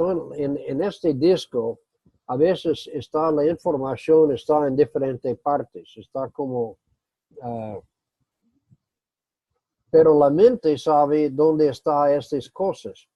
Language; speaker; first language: Spanish; non-native, fluent; English